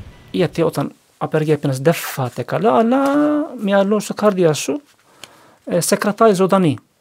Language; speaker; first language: Greek; non-native, learner; Turkish